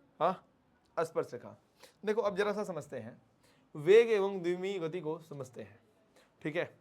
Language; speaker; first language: Hindi; native; Hindi